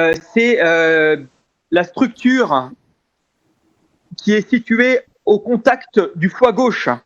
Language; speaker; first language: French; native; French